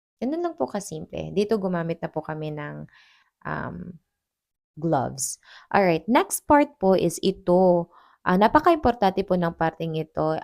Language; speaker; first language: Filipino; non-native, local second language; Cebuano